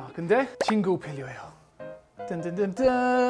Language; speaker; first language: Korean; non-native, learner; English